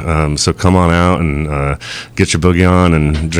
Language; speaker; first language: English; native; English